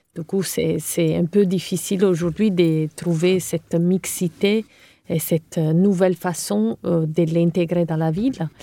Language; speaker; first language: French; non-native, fluent; Italian